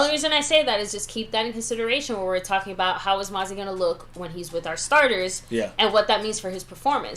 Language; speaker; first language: English; native; English